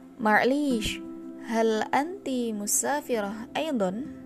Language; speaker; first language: Arabic; non-native, learner; Indonesian